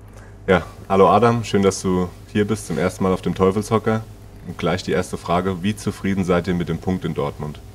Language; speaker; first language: German; native; German